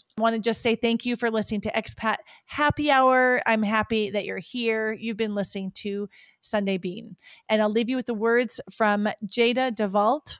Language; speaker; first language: English; native; English